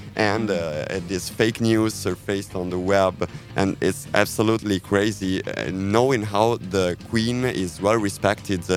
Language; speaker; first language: English; non-native, fluent; Italian